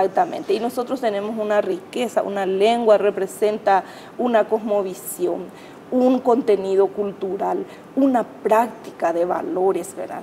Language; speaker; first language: Spanish; native; Spanish